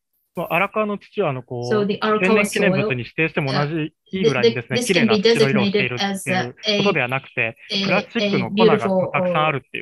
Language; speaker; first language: Japanese; native; Japanese